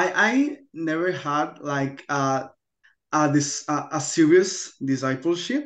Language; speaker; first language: English; non-native, fluent; Spanish